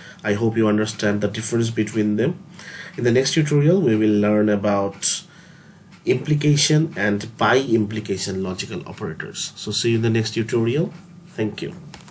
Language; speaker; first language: English; non-native, local second language; Bangla